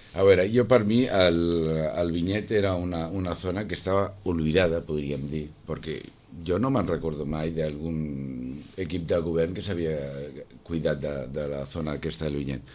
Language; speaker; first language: Catalan; non-native, local second language; Spanish